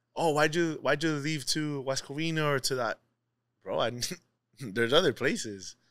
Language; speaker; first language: English; native; English